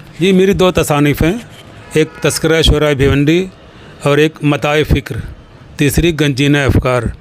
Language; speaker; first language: Urdu; native; Urdu